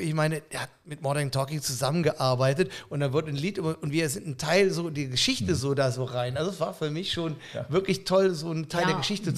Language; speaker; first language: German; native; German